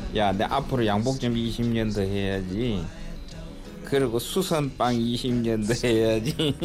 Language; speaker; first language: Korean; native; Korean